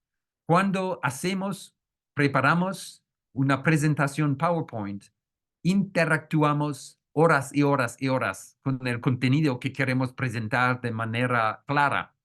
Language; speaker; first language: Spanish; non-native, fluent; French